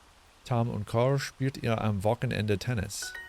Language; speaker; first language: German; non-native, learner; English